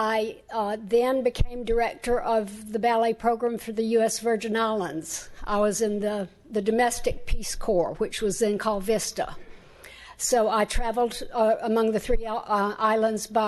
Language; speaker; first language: English; native; English